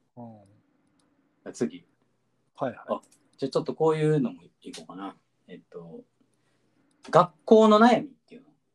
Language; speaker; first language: Japanese; native; Japanese